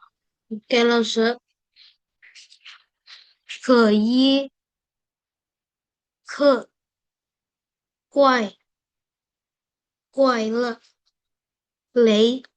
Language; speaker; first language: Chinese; non-native, learner; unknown